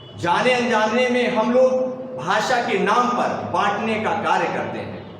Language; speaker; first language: Hindi; native; Hindi